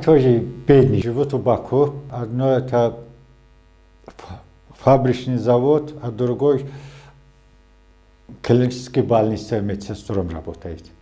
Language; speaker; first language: Russian; non-native, local second language; Azerbaijani